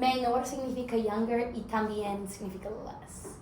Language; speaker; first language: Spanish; non-native, learner; English